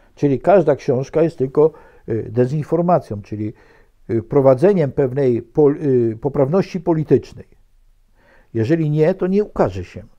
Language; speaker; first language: Polish; native; Polish